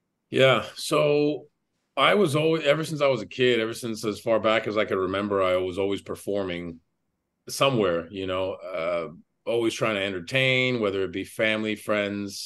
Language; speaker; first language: English; native; English